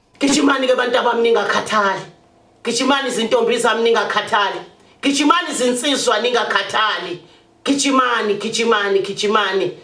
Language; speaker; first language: Zulu; native; Zulu